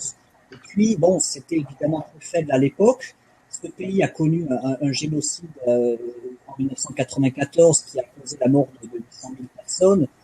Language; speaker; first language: French; native; French